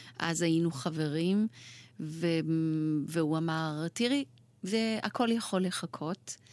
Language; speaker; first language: Hebrew; early bilingual, other home language; Persian